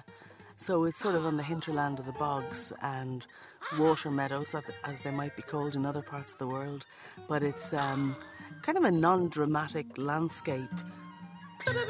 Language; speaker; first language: English; native; English